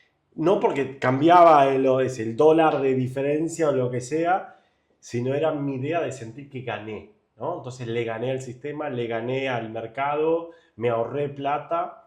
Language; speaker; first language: Spanish; native; Spanish